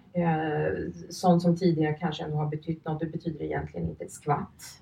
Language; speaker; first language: Swedish; early bilingual, other home language; Finnish